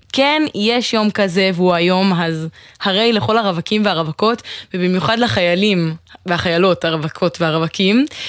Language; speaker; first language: Hebrew; native; Hebrew